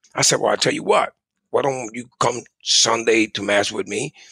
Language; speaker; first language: English; early bilingual, other home language; Spanish